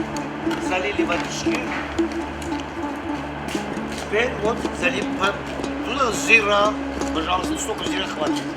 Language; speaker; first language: Russian; non-native, fluent; Tajik